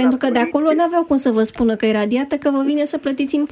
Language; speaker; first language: Romanian; native; Romanian